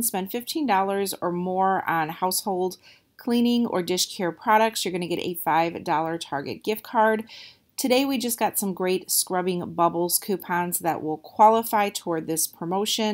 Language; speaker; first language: English; native; English